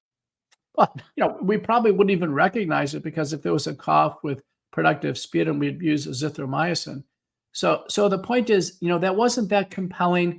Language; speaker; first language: English; native; English